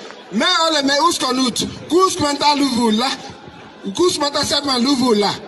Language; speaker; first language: Finnish; non-native, learner; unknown